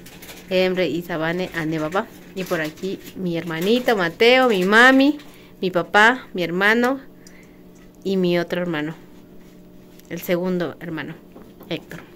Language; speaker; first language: Spanish; native; Spanish